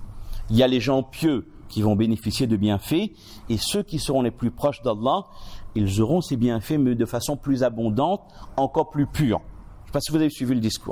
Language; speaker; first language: French; native; French